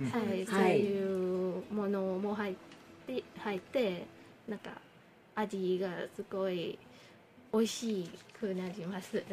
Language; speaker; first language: Japanese; non-native, learner; Thai